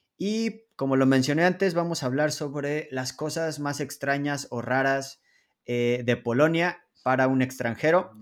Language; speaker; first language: Spanish; native; Spanish